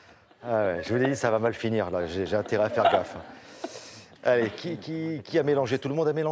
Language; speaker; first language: French; native; French